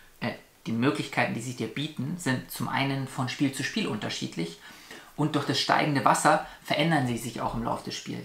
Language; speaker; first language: German; native; German